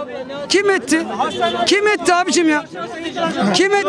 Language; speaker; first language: Turkish; native; Turkish